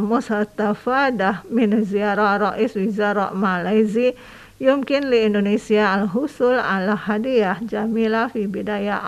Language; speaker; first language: Arabic; non-native, fluent; Indonesian